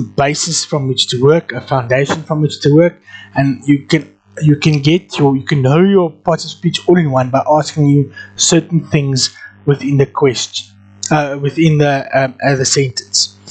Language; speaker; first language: English; non-native, local second language; Afrikaans